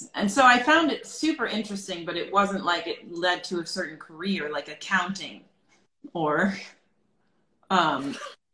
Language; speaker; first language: English; native; English